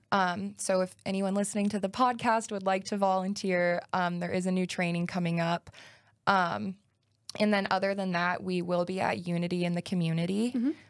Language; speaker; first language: English; native; English